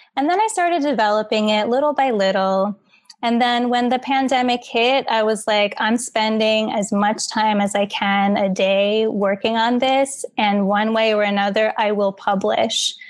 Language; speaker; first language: English; native; English